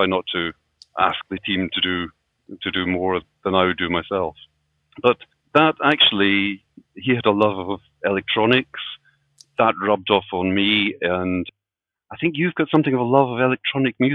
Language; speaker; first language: English; native; English